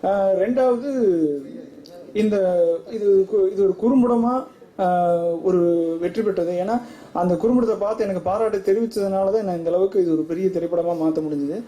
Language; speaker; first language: Tamil; native; Tamil